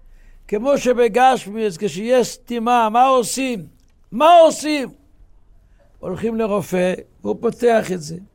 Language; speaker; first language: Hebrew; non-native, local second language; Yiddish